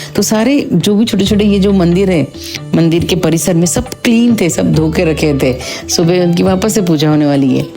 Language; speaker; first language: Hindi; non-native, local second language; Marathi